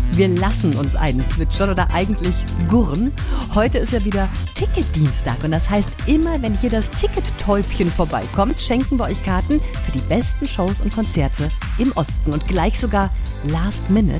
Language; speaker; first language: German; native; German